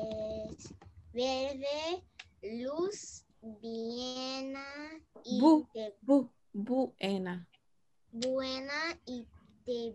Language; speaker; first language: Spanish; non-native, learner; English